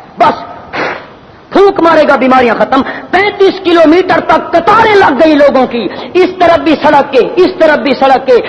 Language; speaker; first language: Urdu; non-native, local second language; Punjabi